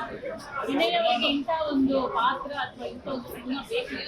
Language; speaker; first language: Kannada; native; Kannada